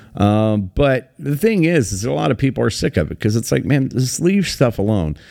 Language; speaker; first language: English; native; English